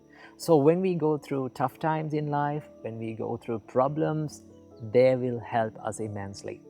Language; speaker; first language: English; non-native, local second language; Sinhala